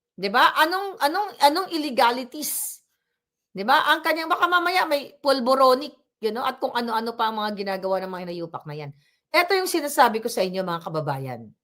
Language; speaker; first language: Filipino; non-native, local second language; Cebuano